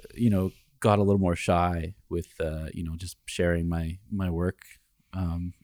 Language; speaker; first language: English; native; English